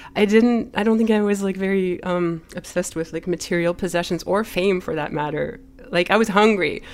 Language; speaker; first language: English; early bilingual, other home language; German